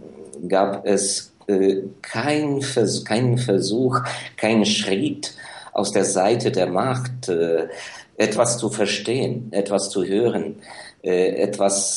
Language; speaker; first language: German; non-native, fluent; Ukrainian